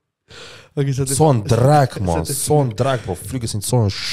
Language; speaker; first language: German; native; German